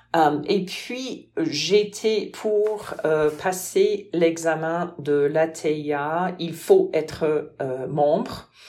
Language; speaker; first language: French; non-native, fluent; English